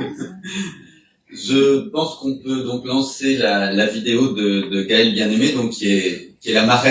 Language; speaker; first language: French; native; French